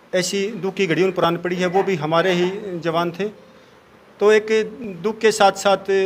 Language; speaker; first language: Hindi; native; Hindi